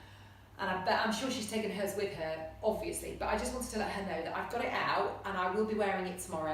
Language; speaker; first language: English; native; English